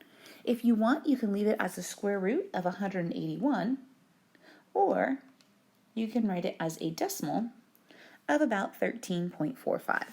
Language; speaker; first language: English; native; English